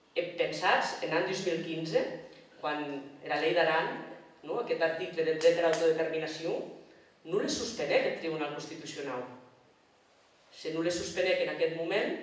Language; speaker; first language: Catalan; non-native, local second language; Occitan